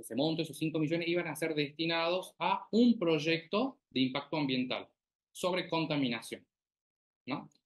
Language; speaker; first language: Spanish; native; Spanish